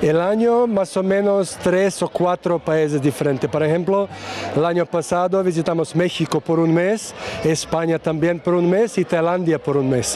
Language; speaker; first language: Spanish; non-native, learner; Serbian